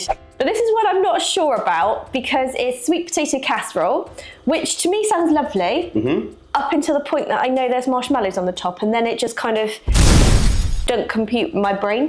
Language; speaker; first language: English; native; English